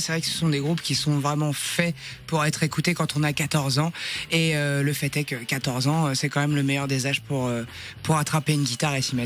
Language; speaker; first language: French; native; French